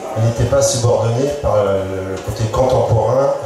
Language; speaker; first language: French; native; French